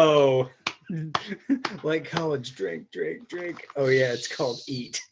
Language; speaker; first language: English; native; English